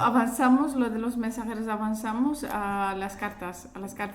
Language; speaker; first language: Spanish; non-native, fluent; Azerbaijani